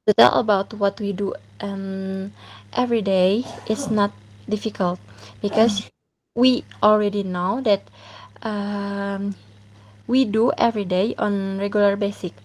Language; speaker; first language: English; non-native, learner; Indonesian